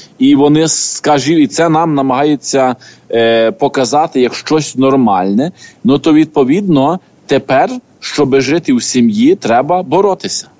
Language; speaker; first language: Ukrainian; native; Ukrainian